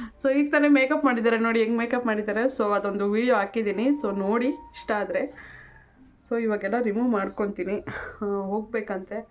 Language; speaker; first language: Kannada; native; Kannada